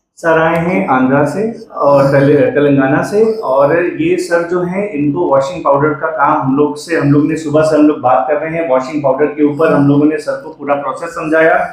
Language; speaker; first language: Hindi; native; Hindi